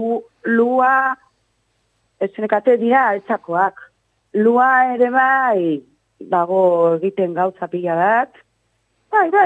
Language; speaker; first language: Basque; non-native, local second language; Spanish